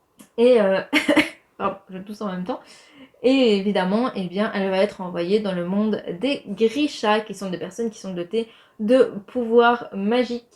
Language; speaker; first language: French; native; French